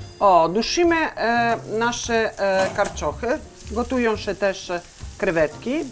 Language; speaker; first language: Polish; non-native, learner; Italian